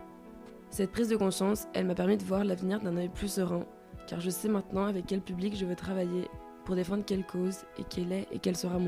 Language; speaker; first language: French; native; French